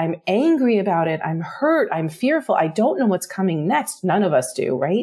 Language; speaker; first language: English; native; English